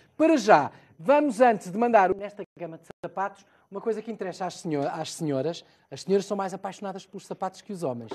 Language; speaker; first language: Portuguese; native; Portuguese